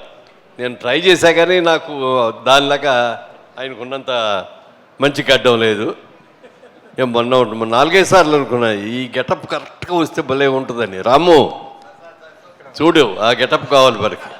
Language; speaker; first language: Telugu; native; Telugu